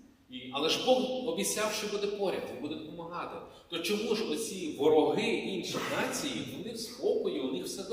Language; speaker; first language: Ukrainian; native; Ukrainian